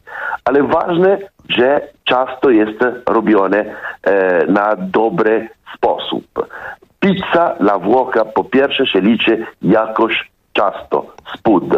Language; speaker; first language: Polish; non-native, fluent; Italian